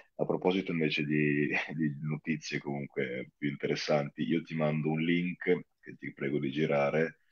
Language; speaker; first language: Italian; non-native, fluent; Russian